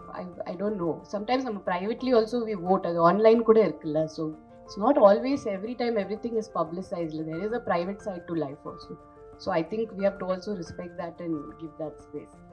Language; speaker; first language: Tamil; non-native, fluent; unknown